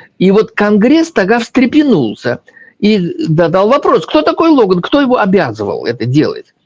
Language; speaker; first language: Russian; native; Russian